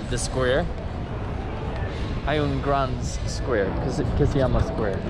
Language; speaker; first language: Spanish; non-native, learner; Swedish